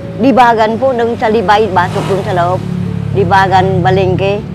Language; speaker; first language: Filipino; non-native, learner; Vietnamese